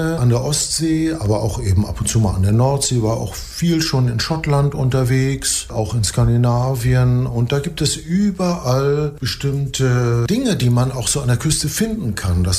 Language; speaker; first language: German; native; German